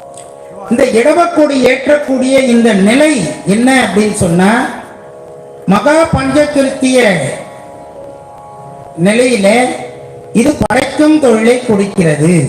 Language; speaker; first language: Tamil; native; Tamil